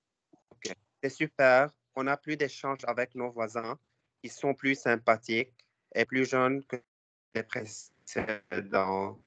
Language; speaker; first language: French; non-native, learner; Arabic